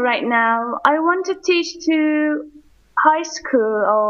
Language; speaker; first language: English; non-native, learner; Turkish